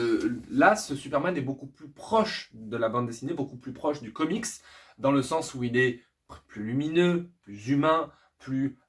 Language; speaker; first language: French; native; French